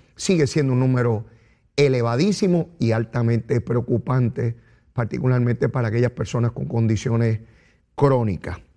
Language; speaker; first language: Spanish; native; Spanish